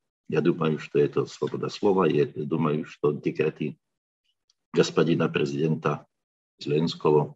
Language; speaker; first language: Russian; non-native, learner; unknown